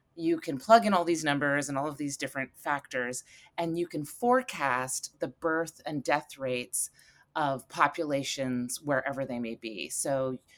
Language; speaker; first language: English; native; English